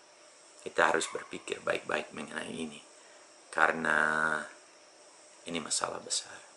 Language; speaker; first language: Indonesian; non-native, fluent; English